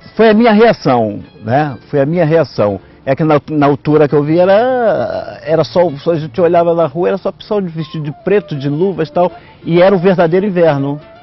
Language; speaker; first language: Portuguese; native; Portuguese